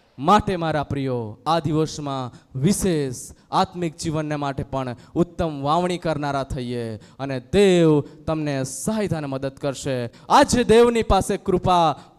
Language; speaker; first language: Gujarati; non-native, local second language; Gamit